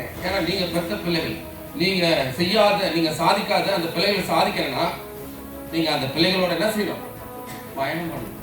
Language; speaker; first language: Tamil; native; Tamil